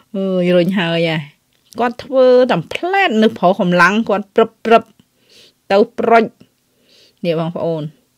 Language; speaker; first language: Khmer; native; Khmer